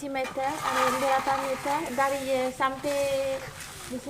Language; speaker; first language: Indonesian; non-native, learner; French